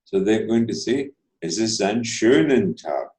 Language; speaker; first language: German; non-native, fluent; Telugu